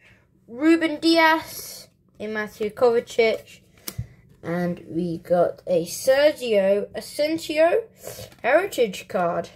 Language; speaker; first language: English; native; English